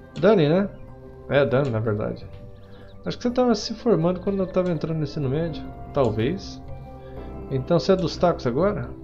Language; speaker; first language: Portuguese; native; Portuguese